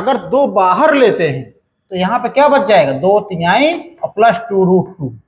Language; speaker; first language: Hindi; native; Hindi